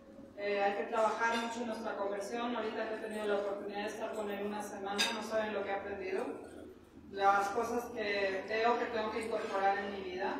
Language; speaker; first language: Spanish; native; Spanish